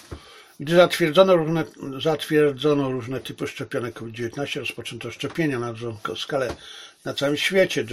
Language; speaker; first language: Polish; native; Polish